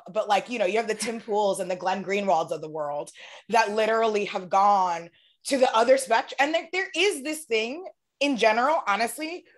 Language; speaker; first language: English; native; English